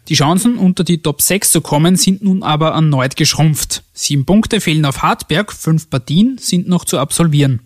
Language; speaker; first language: German; native; German